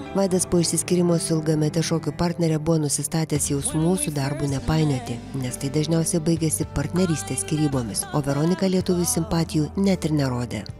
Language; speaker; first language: Lithuanian; native; Lithuanian